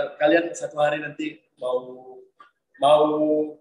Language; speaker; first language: Malay; non-native, fluent; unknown